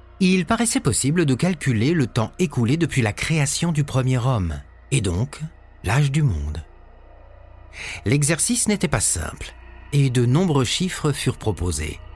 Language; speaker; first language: French; native; French